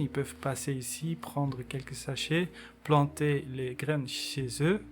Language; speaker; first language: French; non-native, local second language; Dutch